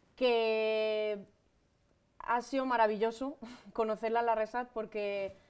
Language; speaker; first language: Spanish; native; Spanish